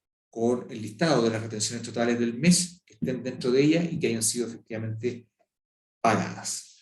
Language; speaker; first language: Spanish; native; Spanish